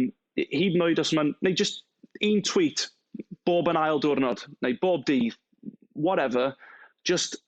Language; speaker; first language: Welsh; non-native, local second language; English